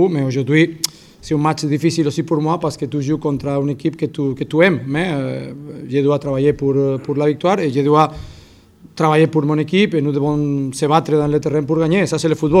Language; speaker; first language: French; non-native, fluent; Spanish